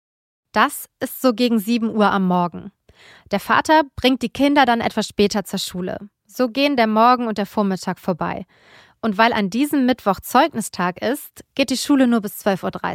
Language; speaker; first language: German; native; German